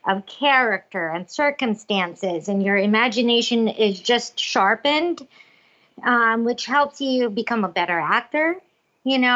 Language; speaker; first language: English; non-native, local second language; Cebuano